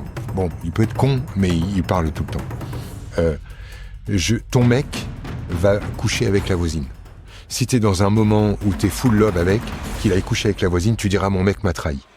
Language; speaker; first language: French; native; French